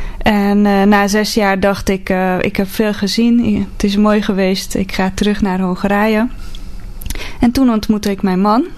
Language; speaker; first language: Dutch; non-native, fluent; Hungarian